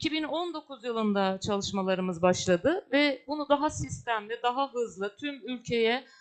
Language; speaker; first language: Turkish; native; Turkish